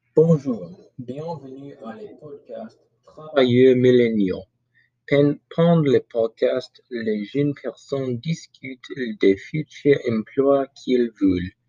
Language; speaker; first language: French; non-native, learner; English